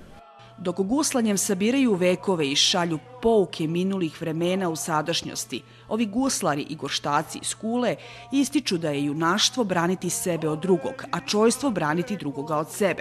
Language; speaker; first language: Serbian; native; Serbian